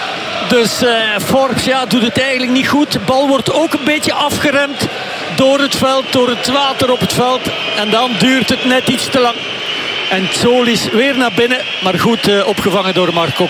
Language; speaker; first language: Dutch; native; Dutch